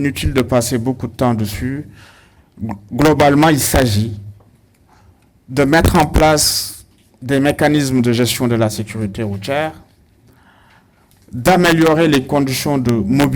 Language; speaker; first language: French; non-native, local second language; Wolof